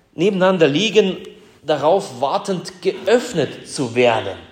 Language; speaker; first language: German; early bilingual, other home language; Russian